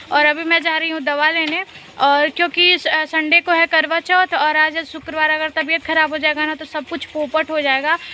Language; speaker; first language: Hindi; native; Hindi